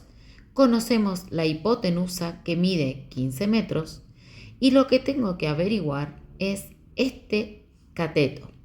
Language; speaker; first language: Spanish; native; Spanish